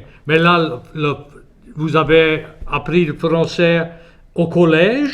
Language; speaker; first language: French; native; French